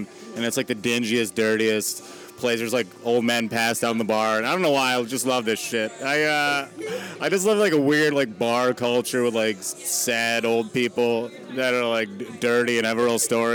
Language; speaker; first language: English; native; English